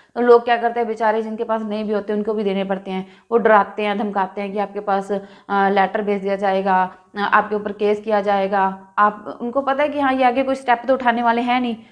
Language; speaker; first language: Hindi; non-native, local second language; Punjabi